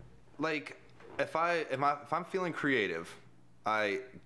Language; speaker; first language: English; native; English